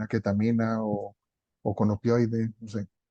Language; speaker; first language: Spanish; native; Spanish